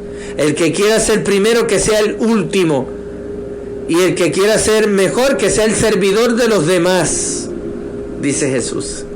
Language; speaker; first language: Spanish; native; Spanish